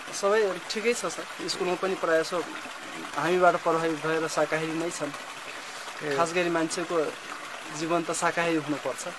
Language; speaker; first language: Nepali; non-native, local second language; Dangaura Tharu